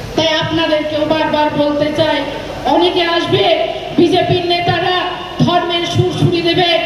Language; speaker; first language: Bangla; non-native, local second language; Santali